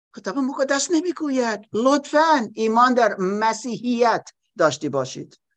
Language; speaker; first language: Persian; non-native, learner; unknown